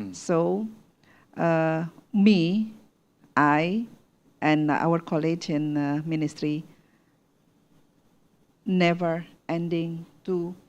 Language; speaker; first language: English; non-native, learner; Indonesian